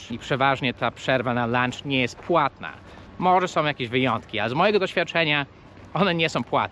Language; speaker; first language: Polish; non-native, fluent; English